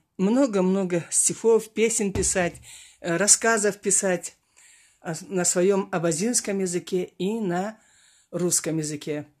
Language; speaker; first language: Russian; non-native, local second language; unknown